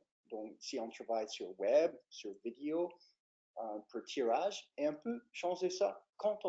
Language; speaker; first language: French; non-native, fluent; English